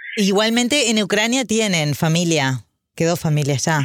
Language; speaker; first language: Spanish; native; Spanish